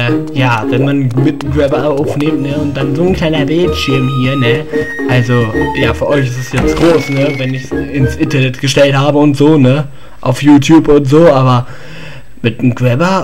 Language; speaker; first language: German; native; German